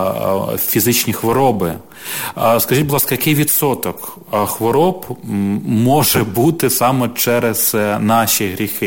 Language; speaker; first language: Ukrainian; native; Ukrainian